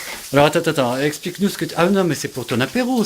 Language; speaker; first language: French; native; French